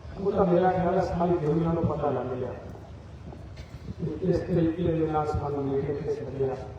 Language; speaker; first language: Hindi; non-native, local second language; Punjabi